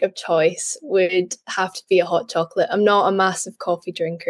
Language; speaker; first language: English; native; English